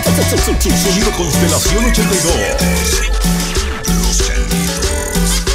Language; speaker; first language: Spanish; native; Spanish